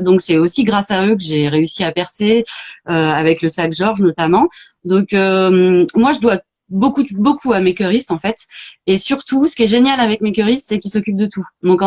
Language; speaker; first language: French; native; French